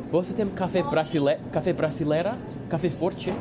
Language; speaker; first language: Portuguese; non-native, learner; English